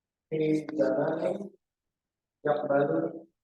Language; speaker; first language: Arabic; non-native, learner; Indonesian